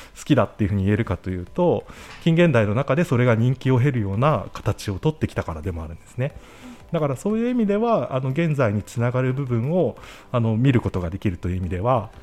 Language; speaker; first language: Japanese; native; Japanese